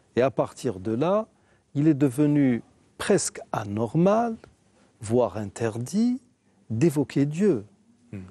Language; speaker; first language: French; non-native, local second language; Arabic